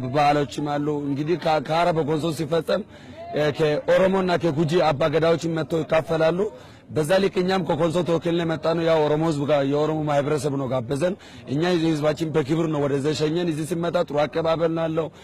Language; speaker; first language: Amharic; non-native, local second language; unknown